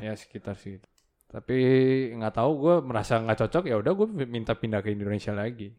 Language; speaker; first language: Indonesian; early bilingual, other home language; Korean